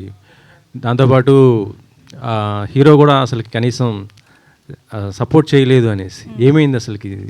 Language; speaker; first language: Telugu; native; Telugu